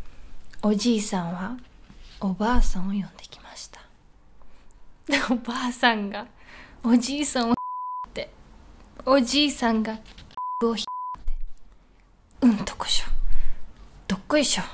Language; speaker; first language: Japanese; early bilingual, other home language; Russian